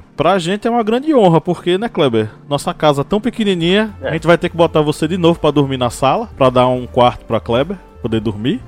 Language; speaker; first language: Portuguese; native; Portuguese